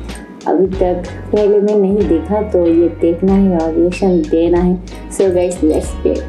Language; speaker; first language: Hindi; non-native, fluent; Bangla